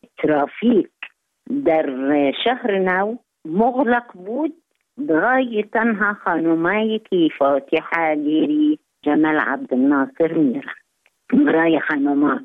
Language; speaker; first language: Persian; non-native, learner; Arabic